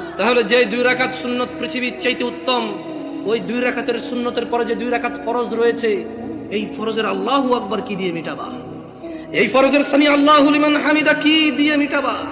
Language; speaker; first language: Bangla; early bilingual, heritage; Bangla